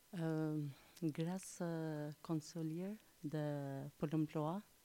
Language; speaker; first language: French; non-native, learner; Albanian